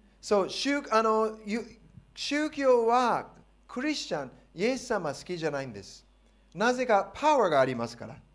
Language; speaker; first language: Japanese; non-native, fluent; English